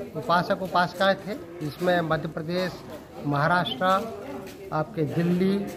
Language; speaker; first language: Hindi; native; Hindi